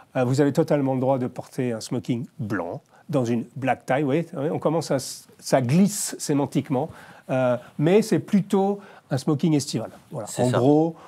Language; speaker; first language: French; native; French